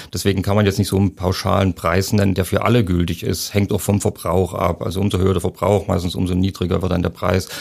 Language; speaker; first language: German; native; German